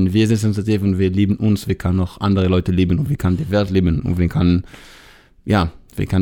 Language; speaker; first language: German; non-native, learner; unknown